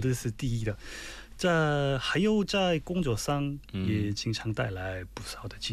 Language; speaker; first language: Chinese; non-native, fluent; Korean